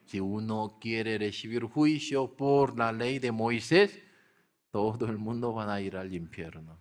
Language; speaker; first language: Spanish; non-native, learner; Korean